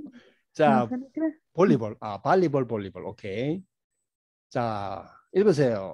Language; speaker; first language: Korean; native; Korean